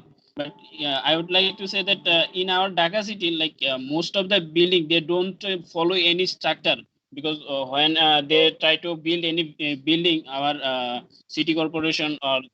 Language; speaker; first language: English; non-native, learner; Bangla